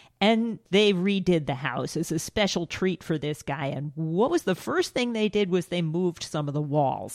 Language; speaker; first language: English; native; English